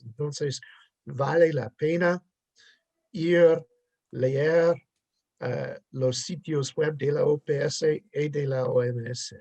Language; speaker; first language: Spanish; non-native, fluent; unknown